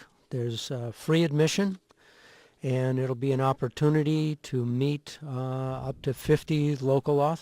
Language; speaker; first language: English; native; English